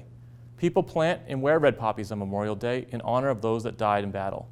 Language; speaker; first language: English; native; English